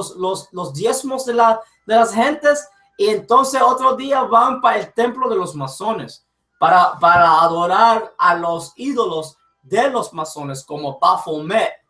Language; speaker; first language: Spanish; early bilingual, heritage; English